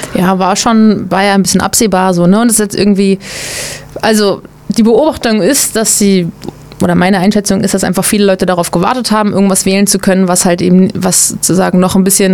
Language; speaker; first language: German; native; German